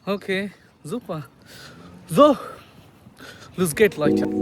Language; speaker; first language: German; non-native, learner; Bangla